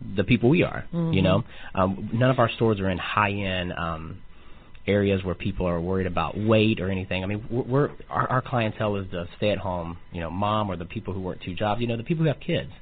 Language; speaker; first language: English; native; English